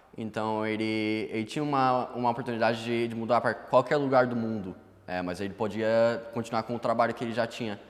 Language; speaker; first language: Portuguese; non-native, fluent; English